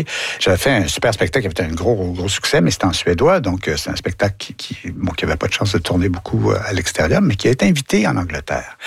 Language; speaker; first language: French; native; French